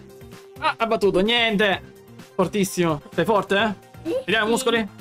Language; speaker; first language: Italian; native; Italian